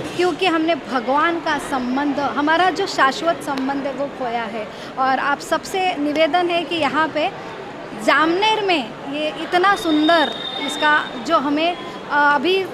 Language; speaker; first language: Hindi; non-native, local second language; Marathi